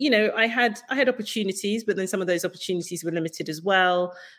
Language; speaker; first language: English; native; English